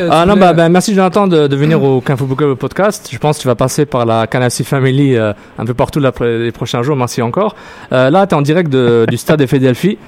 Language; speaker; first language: French; native; French